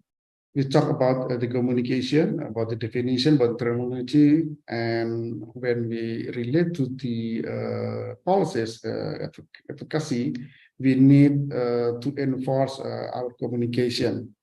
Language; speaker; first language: English; non-native, fluent; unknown